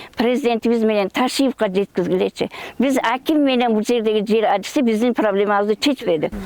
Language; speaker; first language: Kyrgyz; early bilingual, heritage; Kyrgyz